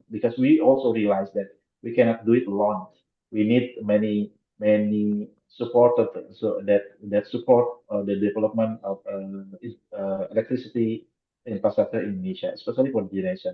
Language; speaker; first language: English; non-native, fluent; Indonesian